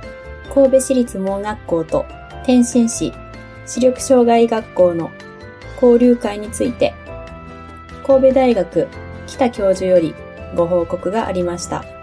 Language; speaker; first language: Japanese; native; Japanese